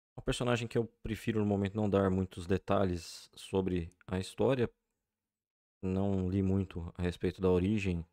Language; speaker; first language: Portuguese; native; Portuguese